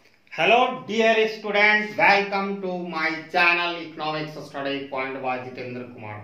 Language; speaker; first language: English; non-native, local second language; Hindi